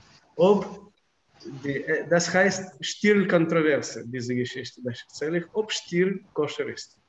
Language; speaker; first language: German; non-native, fluent; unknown